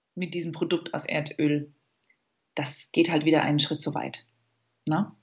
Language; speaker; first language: German; native; German